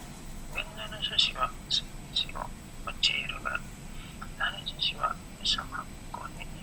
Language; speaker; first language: Japanese; non-native, learner; Indonesian